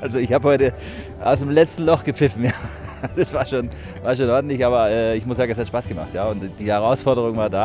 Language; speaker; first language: German; native; German